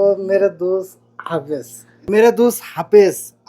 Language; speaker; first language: Hindi; non-native, local second language; Bangla